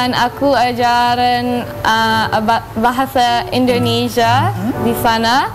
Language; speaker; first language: Indonesian; non-native, learner; English